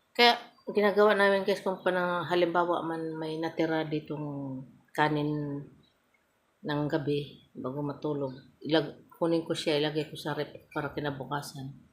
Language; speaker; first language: Filipino; non-native, local second language; Cebuano